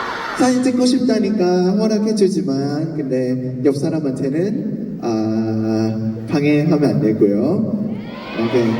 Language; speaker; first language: Korean; non-native, fluent; Thai